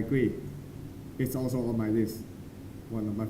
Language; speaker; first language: English; non-native, learner; Thai